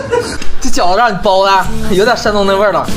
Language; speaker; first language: Chinese; native; Chinese